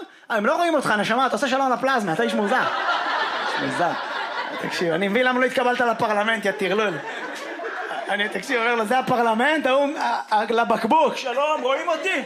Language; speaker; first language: Hebrew; native; Hebrew